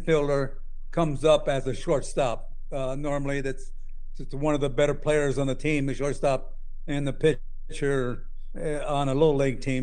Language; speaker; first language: English; native; English